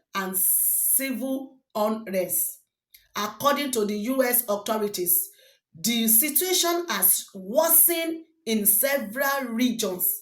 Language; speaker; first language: English; non-native, local second language; Yoruba